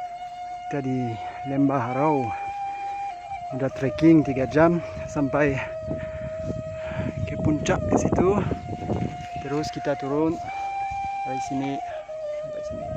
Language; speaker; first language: Indonesian; non-native, learner; French